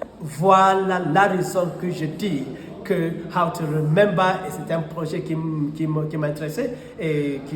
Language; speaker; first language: French; non-native, fluent; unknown